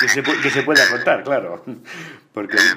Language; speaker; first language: Spanish; native; Spanish